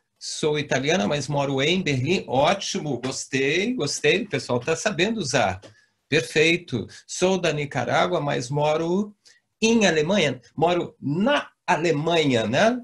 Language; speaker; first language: Portuguese; native; Portuguese